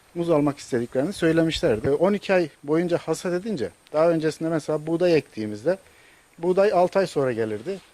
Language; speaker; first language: Turkish; native; Turkish